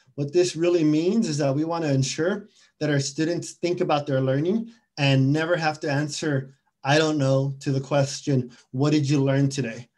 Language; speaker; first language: English; early bilingual, other home language; Spanish